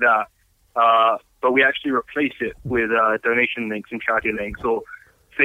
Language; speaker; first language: English; native; English